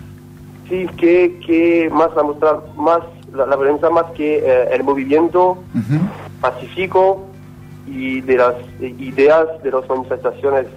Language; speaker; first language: Spanish; non-native, learner; French